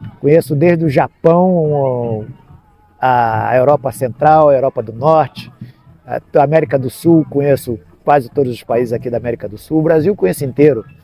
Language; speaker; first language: Portuguese; native; Portuguese